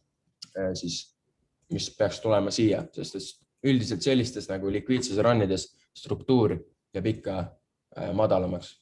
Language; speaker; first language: Estonian; native; Estonian